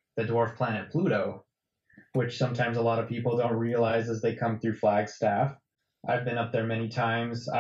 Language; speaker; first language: English; native; English